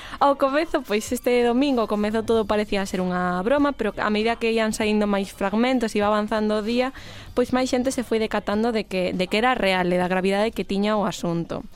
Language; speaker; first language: Galician; non-native, local second language; Spanish